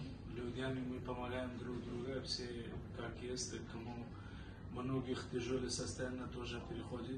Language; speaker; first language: Russian; non-native, learner; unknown